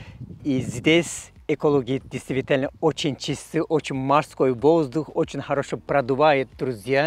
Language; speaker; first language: Russian; non-native, fluent; Turkish